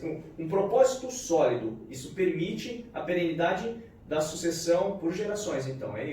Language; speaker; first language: Portuguese; native; Portuguese